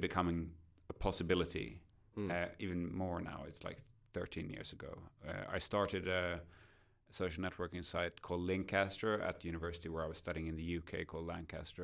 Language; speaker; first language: English; non-native, fluent; Swedish